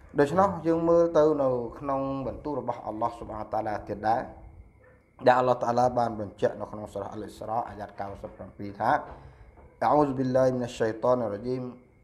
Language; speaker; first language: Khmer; non-native, local second language; Eastern Cham